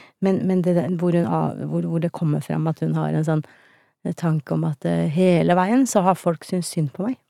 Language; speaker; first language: Norwegian; early bilingual, other home language; Turkish